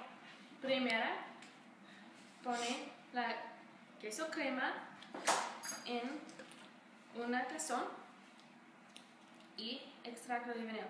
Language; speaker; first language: Spanish; non-native, learner; English